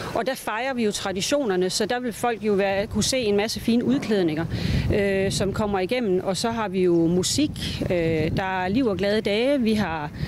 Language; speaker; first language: Danish; native; Danish